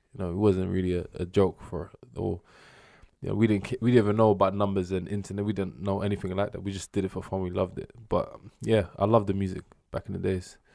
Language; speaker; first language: English; native; English